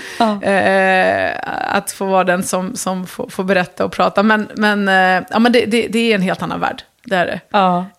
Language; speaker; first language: Swedish; early bilingual, other home language; Arabic